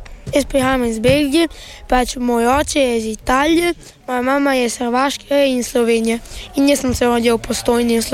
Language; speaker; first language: Slovenian; early bilingual, heritage; Italian